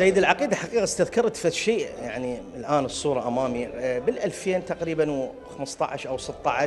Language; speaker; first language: Arabic; native; Arabic